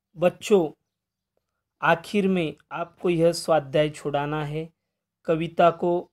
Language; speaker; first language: Hindi; non-native, local second language; Marathi